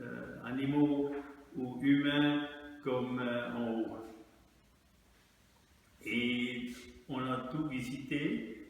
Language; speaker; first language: French; non-native, fluent; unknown